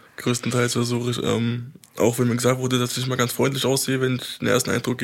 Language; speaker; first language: German; native; German